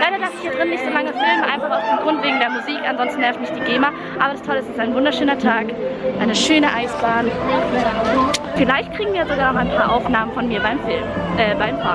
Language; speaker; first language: German; native; German